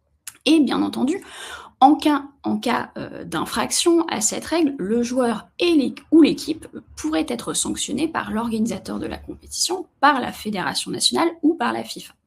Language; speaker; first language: French; native; French